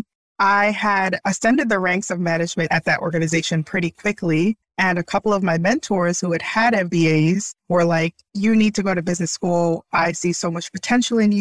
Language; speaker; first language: English; early bilingual, other home language; Haitian Creole